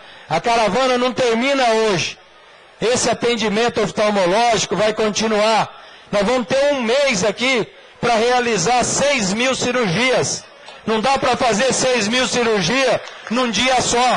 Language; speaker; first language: Portuguese; native; Portuguese